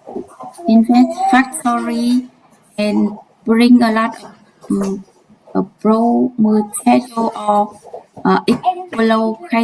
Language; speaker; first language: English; non-native, learner; Vietnamese